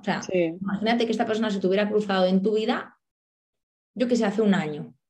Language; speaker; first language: Spanish; native; Spanish